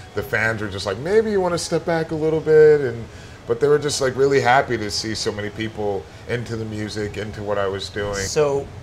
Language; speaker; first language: English; native; English